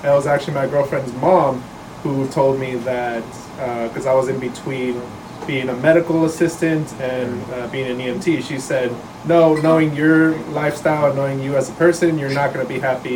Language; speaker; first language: English; native; English